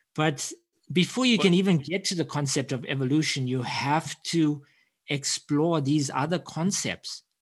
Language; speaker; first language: English; native; English